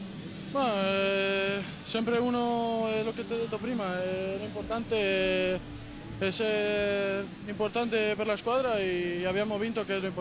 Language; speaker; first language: Italian; non-native, learner; Spanish